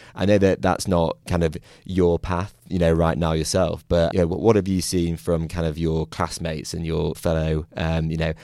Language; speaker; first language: English; native; English